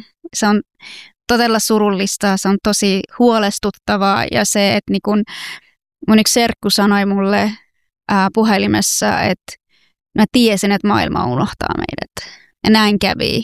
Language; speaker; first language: Finnish; non-native, fluent; Persian